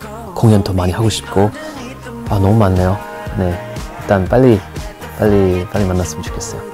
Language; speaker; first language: Korean; non-native, fluent; English